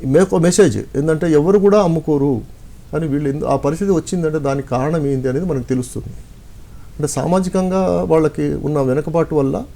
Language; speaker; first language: Telugu; non-native, local second language; Lambadi